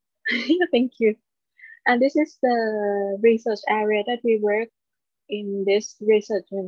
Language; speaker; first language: English; non-native, learner; Thai